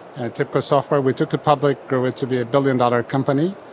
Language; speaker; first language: English; non-native, fluent; Turkish